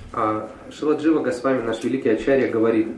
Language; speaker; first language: Russian; native; Russian